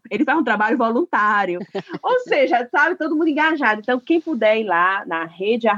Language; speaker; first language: Portuguese; native; Portuguese